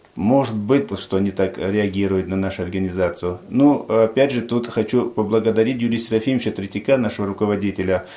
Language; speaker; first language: Russian; non-native, local second language; Tajik